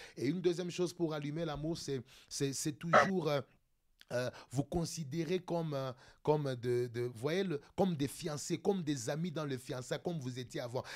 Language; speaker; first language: French; non-native, local second language; Lingala